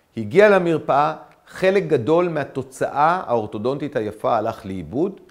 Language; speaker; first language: Hebrew; native; Hebrew